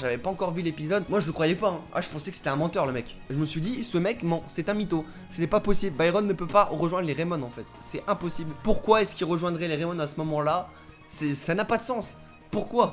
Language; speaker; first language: French; native; French